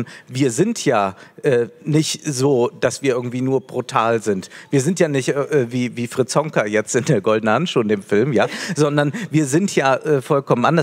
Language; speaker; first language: German; native; German